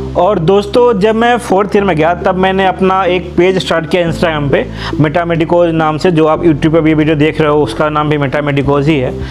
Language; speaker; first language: Hindi; native; Hindi